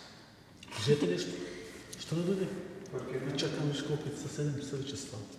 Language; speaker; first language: Bulgarian; non-native, local second language; Turkish